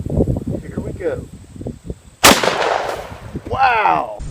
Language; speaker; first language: English; native; English